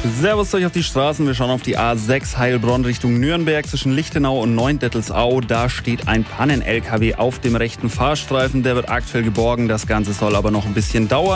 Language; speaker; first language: German; native; German